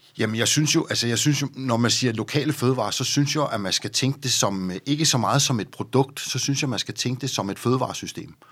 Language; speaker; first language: Danish; native; Danish